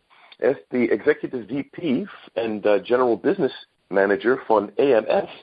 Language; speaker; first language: German; non-native, learner; English